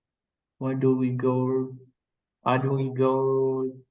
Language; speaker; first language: English; non-native, learner; Vietnamese